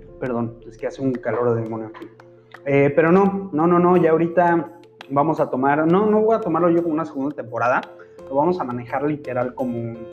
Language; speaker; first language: Spanish; native; Spanish